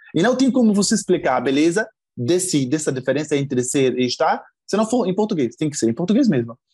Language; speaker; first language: Portuguese; non-native, fluent; Arabic